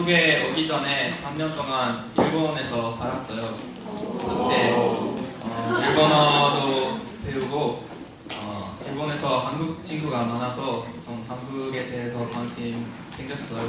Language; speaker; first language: Korean; non-native, fluent; English